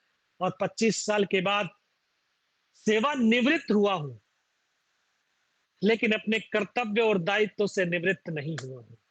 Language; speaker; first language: Hindi; native; Hindi